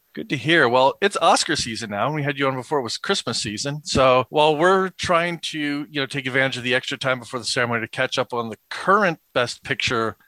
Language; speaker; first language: English; native; English